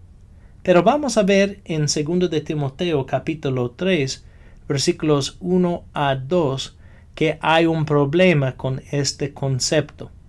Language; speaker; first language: Spanish; non-native, fluent; English